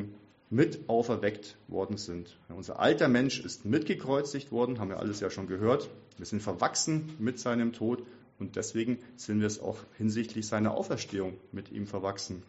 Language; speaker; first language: German; native; German